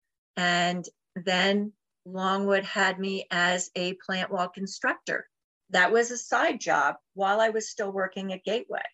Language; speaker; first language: English; native; English